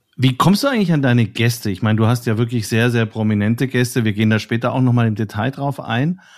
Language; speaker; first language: German; native; German